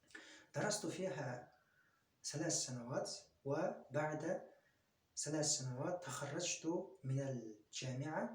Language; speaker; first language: Arabic; non-native, fluent; Kyrgyz